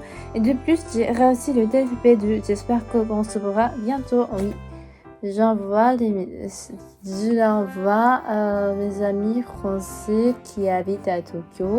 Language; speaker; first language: French; non-native, fluent; Japanese